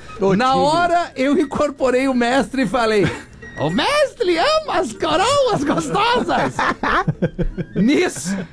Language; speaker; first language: Portuguese; native; Portuguese